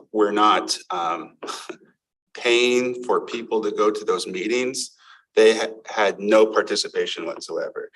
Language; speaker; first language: English; native; English